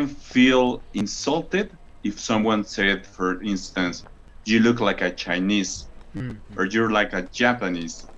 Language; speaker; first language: English; non-native, learner; Spanish